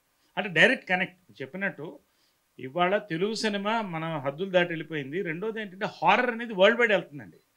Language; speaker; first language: Telugu; native; Telugu